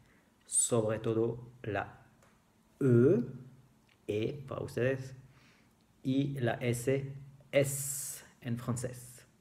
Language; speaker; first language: Spanish; non-native, fluent; French